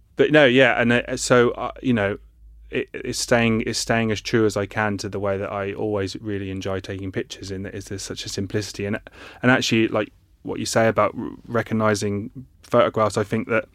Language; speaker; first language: English; native; English